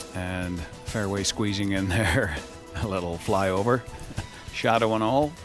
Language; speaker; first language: English; native; English